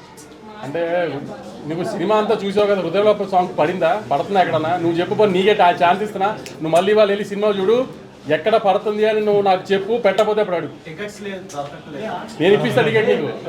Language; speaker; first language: Telugu; native; Telugu